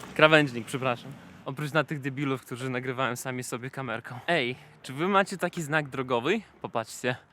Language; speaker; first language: Polish; non-native, fluent; Russian